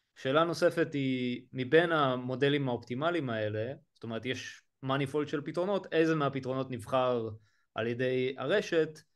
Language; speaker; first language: Hebrew; native; Hebrew